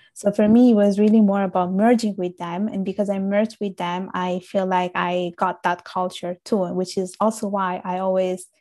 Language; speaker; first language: English; early bilingual, other home language; Italian